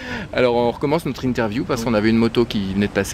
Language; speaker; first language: French; native; French